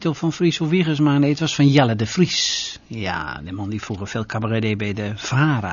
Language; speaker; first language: Dutch; native; Dutch